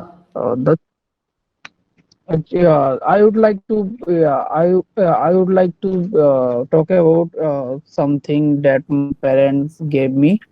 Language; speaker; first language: English; non-native, learner; Bangla